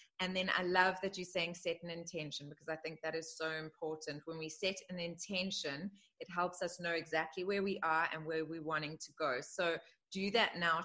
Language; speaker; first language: English; native; English